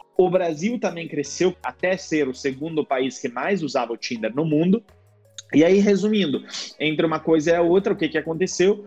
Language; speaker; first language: Portuguese; non-native, fluent; Italian